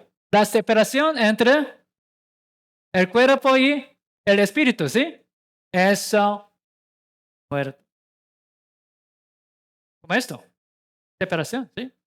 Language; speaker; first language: Spanish; non-native, learner; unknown